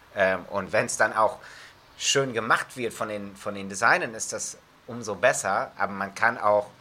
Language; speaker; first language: German; non-native, fluent; English